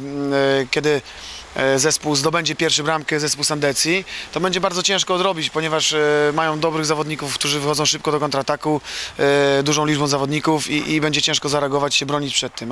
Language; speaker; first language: Polish; native; Polish